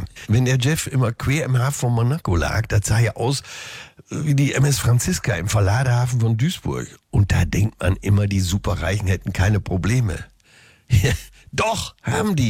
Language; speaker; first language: German; native; German